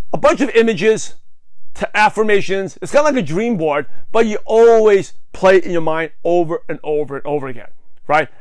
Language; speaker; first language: English; native; English